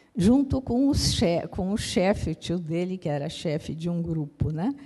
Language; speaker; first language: Portuguese; native; Portuguese